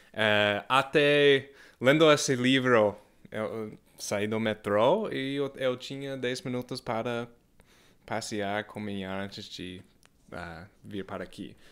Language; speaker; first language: Portuguese; non-native, fluent; English